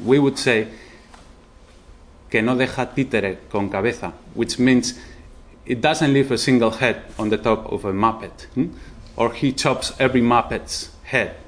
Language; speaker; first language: English; non-native, fluent; Spanish